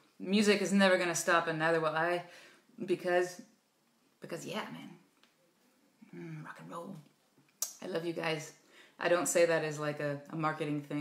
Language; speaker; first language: English; native; English